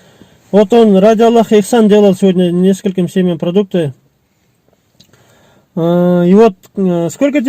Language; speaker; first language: Russian; non-native, local second language; Kyrgyz